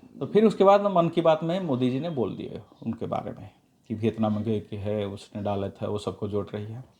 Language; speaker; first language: Hindi; non-native, local second language; Odia